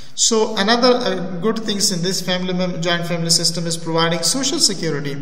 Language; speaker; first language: English; non-native, fluent; Persian